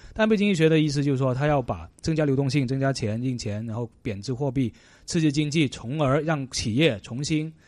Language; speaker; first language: Chinese; non-native, local second language; Cantonese